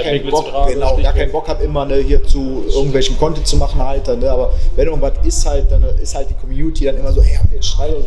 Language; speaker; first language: German; native; German